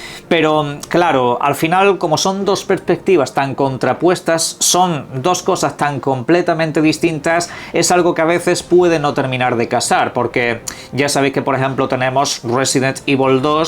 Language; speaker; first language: Spanish; native; Spanish